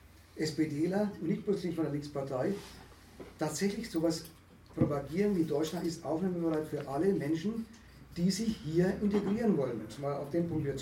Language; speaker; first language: German; native; German